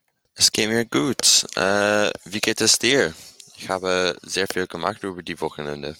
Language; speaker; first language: German; non-native, learner; English